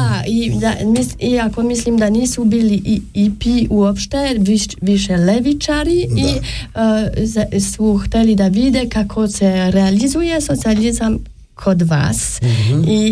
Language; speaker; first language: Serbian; non-native, fluent; German